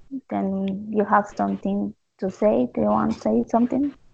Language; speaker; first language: English; non-native, learner; Spanish